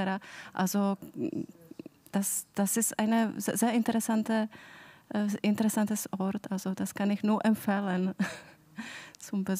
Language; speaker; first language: German; non-native, fluent; Czech